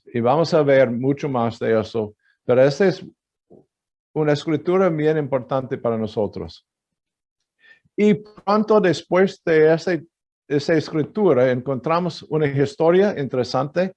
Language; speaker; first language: Spanish; non-native, fluent; English